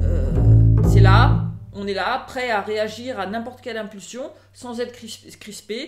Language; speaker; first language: French; native; French